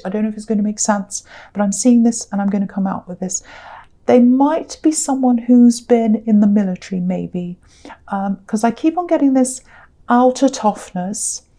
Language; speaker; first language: English; native; English